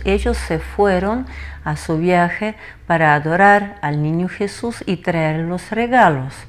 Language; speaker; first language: Spanish; non-native, fluent; Russian